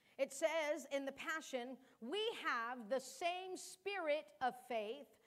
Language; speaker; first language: English; early bilingual, other home language; Kabuverdianu